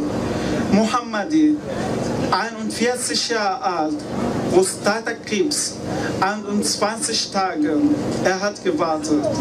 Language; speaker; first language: German; non-native, learner; Arabic